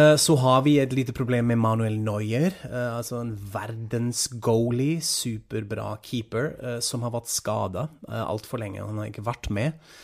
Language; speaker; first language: Norwegian; non-native, fluent; German